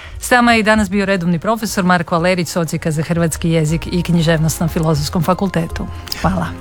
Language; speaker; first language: Croatian; native; Croatian